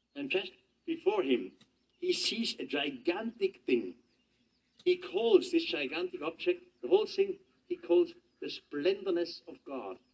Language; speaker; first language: English; non-native, fluent; German